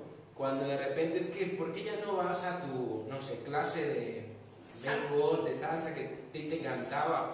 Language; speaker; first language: Spanish; native; Spanish